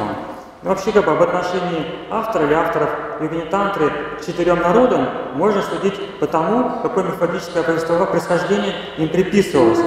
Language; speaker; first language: Russian; native; Russian